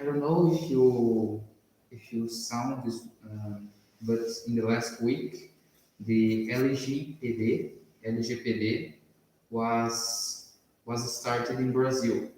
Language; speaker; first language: English; non-native, learner; Portuguese